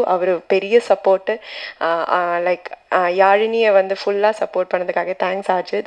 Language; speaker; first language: Tamil; non-native, learner; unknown